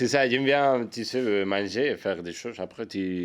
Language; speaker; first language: French; non-native, learner; Spanish